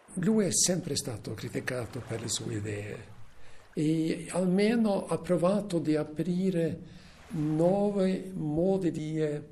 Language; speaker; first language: Italian; non-native, fluent; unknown